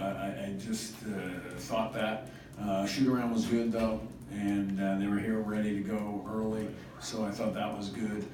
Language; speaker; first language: English; native; English